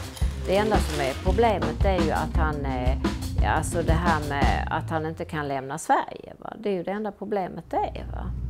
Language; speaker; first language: Swedish; native; Swedish